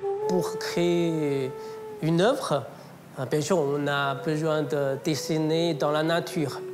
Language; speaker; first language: French; non-native, fluent; Chinese